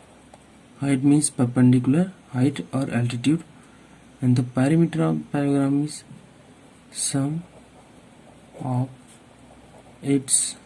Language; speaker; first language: English; non-native, local second language; Hindi